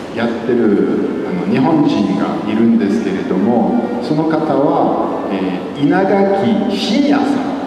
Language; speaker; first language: Japanese; non-native, fluent; French